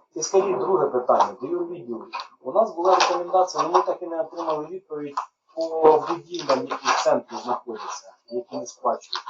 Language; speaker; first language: Ukrainian; native; Ukrainian